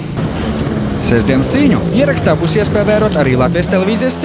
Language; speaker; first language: Latvian; native; Latvian